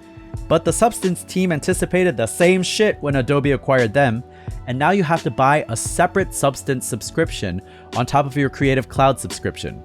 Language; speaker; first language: English; native; English